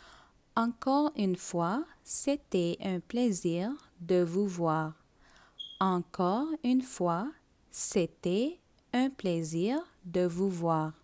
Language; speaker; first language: French; non-native, fluent; Tamil